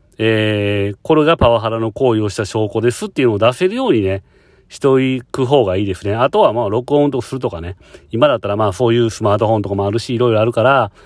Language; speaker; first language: Japanese; native; Japanese